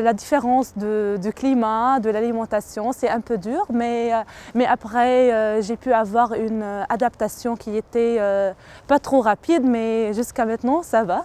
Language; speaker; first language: French; non-native, local second language; Arabic